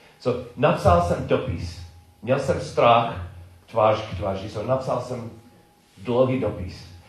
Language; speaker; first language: Czech; non-native, learner; English